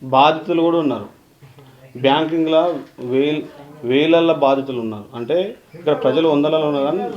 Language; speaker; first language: Telugu; native; Telugu